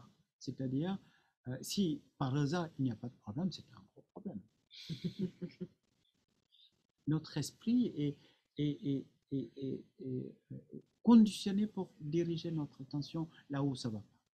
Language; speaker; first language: French; non-native, fluent; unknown